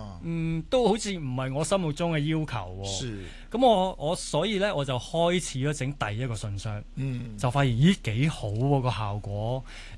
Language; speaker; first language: Cantonese; native; Cantonese